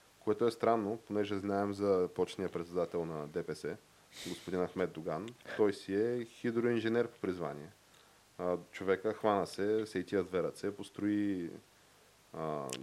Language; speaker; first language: Bulgarian; native; Bulgarian